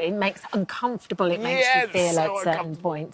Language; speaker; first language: English; native; English